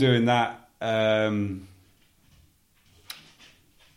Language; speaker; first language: English; native; English